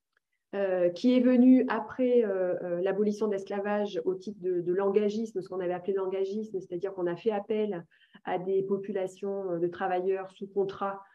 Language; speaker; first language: French; native; French